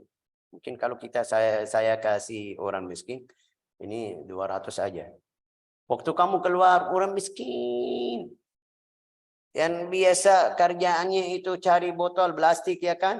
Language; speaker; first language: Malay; non-native, fluent; Arabic